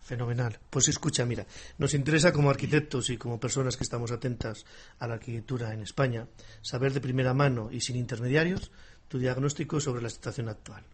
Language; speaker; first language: Spanish; native; Spanish